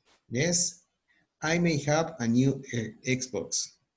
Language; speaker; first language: English; non-native, fluent; Spanish